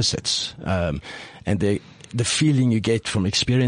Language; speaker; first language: English; non-native, local second language; Afrikaans